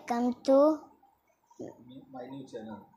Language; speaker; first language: Hindi; native; Hindi